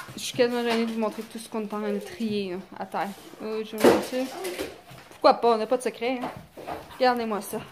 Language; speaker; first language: French; native; French